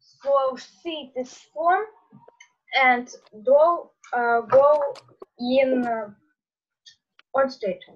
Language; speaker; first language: English; non-native, learner; Russian